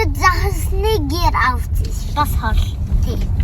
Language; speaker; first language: Mongolian; early bilingual, heritage; Mongolian